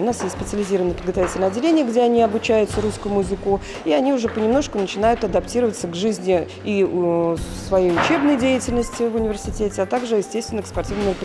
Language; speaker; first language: Russian; native; Russian